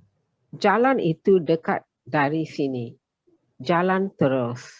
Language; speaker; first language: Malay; non-native, learner; Tamil